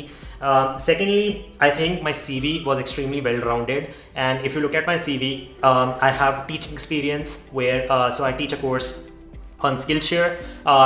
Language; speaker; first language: English; non-native, local second language; Hindi